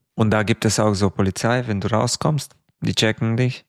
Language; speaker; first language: German; non-native, fluent; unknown